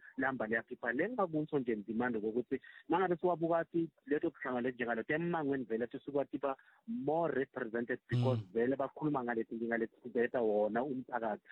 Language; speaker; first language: Zulu; non-native, local second language; Swati